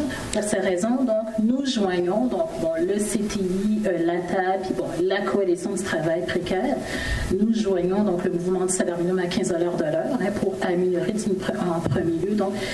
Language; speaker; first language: French; native; French